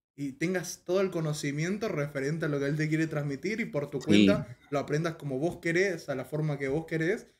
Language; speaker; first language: Spanish; native; Spanish